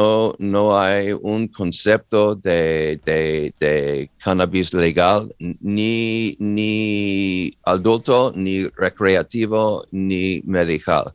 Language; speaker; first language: Spanish; non-native, learner; English